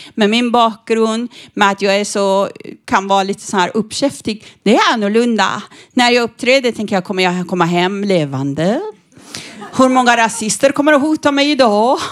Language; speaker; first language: Swedish; non-native, fluent; Persian